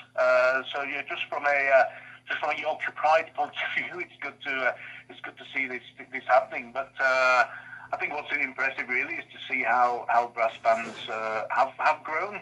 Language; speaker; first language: English; native; English